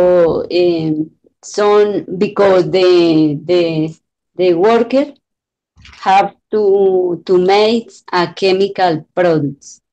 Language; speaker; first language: English; non-native, learner; Spanish